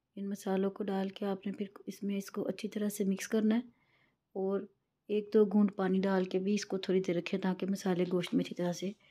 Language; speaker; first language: Urdu; non-native, local second language; Punjabi